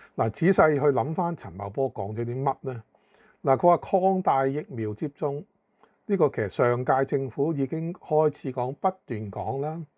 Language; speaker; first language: Chinese; non-native, local second language; Cantonese